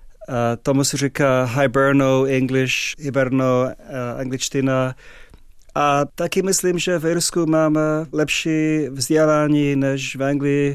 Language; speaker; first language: Czech; non-native, fluent; English